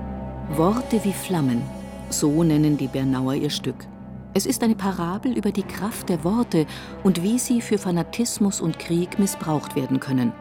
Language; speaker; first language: German; native; German